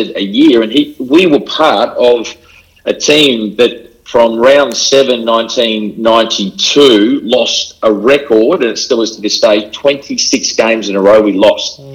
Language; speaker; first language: English; native; English